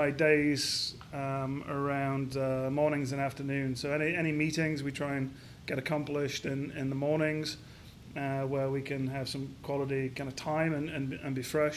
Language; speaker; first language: English; native; English